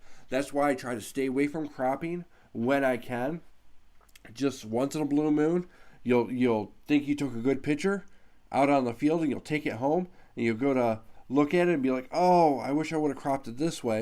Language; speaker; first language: English; native; English